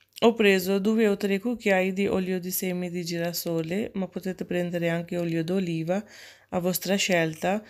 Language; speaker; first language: Italian; non-native, fluent; Urdu